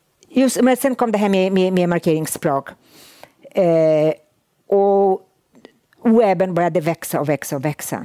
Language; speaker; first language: Swedish; non-native, fluent; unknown